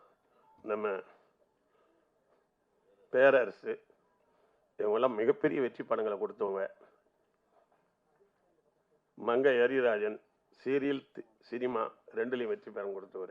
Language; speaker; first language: Tamil; native; Tamil